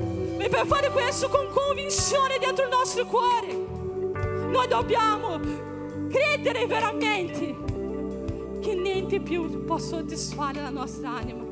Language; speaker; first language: Italian; non-native, fluent; Portuguese